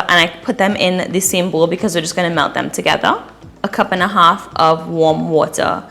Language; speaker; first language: English; native; English